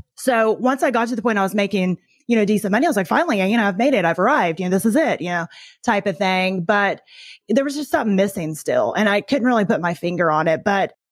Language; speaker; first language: English; native; English